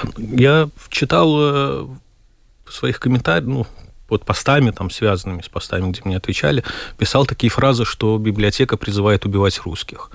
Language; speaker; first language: Russian; native; Russian